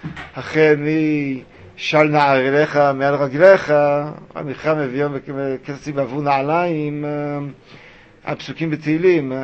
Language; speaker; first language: Hebrew; native; Hebrew